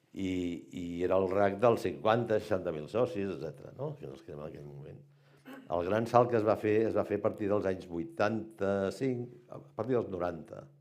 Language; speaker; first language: Catalan; native; Catalan